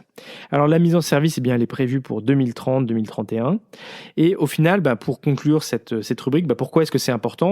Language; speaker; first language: French; native; French